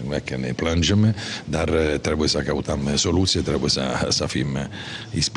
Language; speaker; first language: Romanian; non-native, fluent; Italian